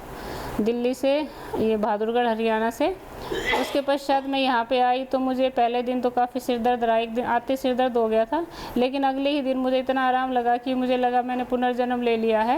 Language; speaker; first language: Hindi; native; Hindi